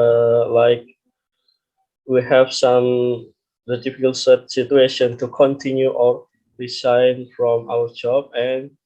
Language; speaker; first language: English; non-native, learner; Indonesian